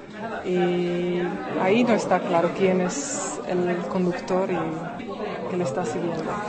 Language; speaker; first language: Spanish; non-native, fluent; Czech